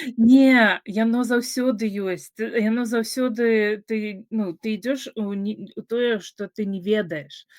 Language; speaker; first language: Belarusian; non-native, local second language; Russian